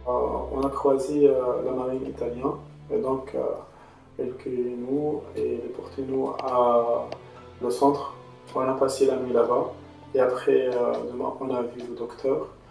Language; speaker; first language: French; non-native, local second language; Arabic